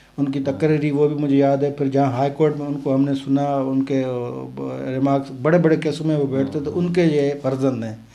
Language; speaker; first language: Urdu; non-native, local second language; Sindhi